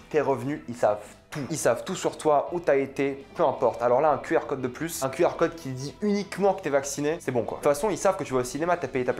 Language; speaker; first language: French; native; French